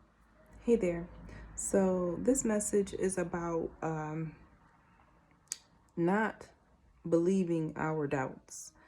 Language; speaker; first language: English; native; English